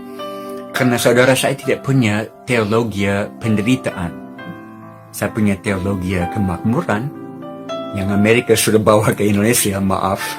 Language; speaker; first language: Indonesian; non-native, fluent; English